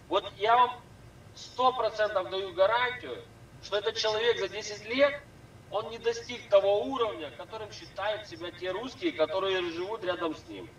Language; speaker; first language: Russian; native; Russian